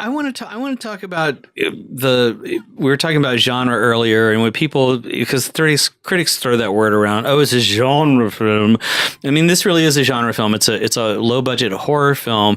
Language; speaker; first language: English; native; English